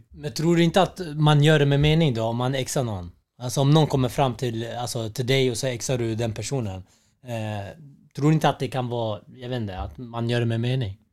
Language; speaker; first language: Swedish; early bilingual, other home language; Arabic